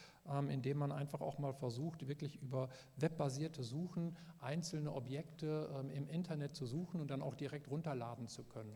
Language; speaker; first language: German; native; German